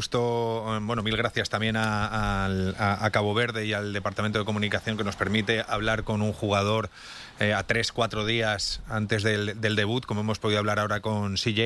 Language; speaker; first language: Spanish; native; Spanish